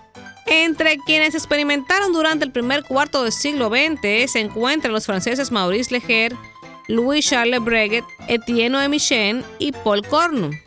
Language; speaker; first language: Spanish; native; Spanish